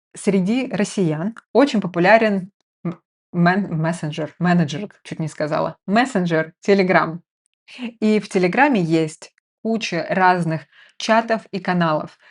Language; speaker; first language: Russian; native; Russian